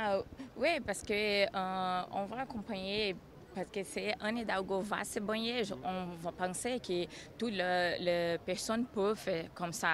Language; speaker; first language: French; non-native, learner; Portuguese